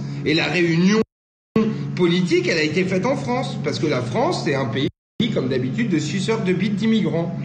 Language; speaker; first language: French; native; French